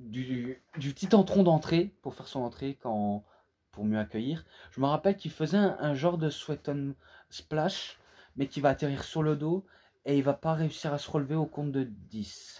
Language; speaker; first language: French; native; French